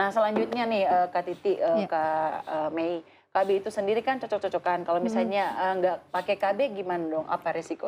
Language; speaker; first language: Indonesian; native; Indonesian